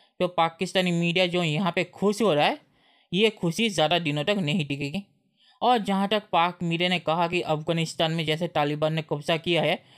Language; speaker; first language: Hindi; native; Hindi